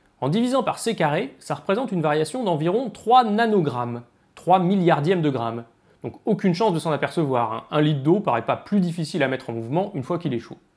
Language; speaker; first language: French; native; French